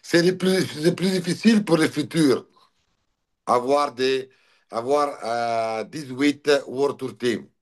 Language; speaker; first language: French; non-native, learner; Italian